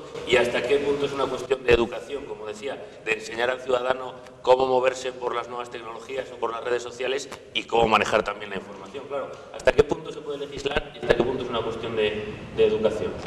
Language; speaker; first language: Spanish; native; Spanish